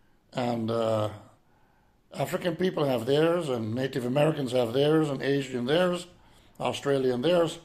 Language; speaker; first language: English; non-native, fluent; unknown